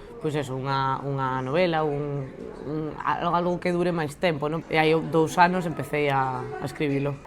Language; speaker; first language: Galician; non-native, local second language; Spanish